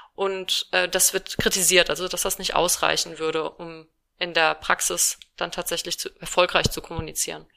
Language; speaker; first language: German; native; German